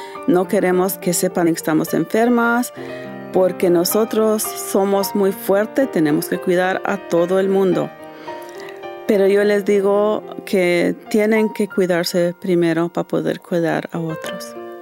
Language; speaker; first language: Spanish; early bilingual, heritage; Spanish